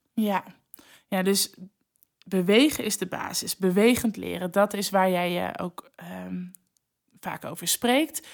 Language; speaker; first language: Dutch; native; Dutch